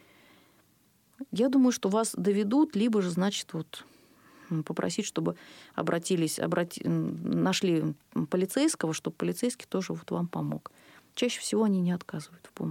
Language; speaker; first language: Russian; native; Russian